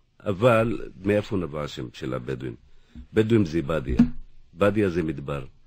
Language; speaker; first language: Hebrew; non-native, local second language; Arabic